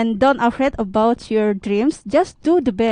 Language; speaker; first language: English; non-native, learner; Indonesian